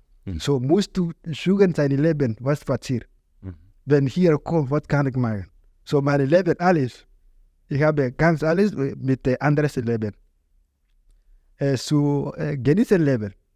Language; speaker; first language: German; non-native, learner; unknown